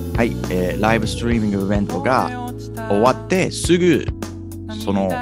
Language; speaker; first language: Japanese; non-native, fluent; English